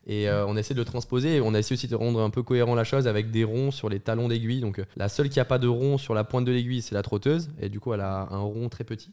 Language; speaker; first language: French; native; French